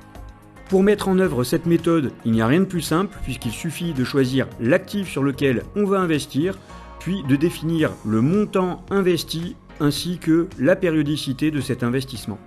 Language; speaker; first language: French; native; French